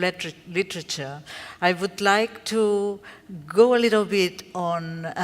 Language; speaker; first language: English; non-native, fluent; Catalan